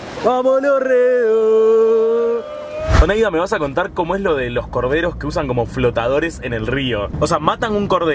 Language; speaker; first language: Spanish; native; Spanish